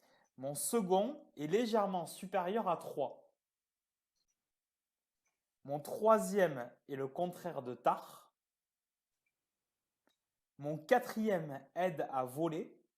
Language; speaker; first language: French; native; French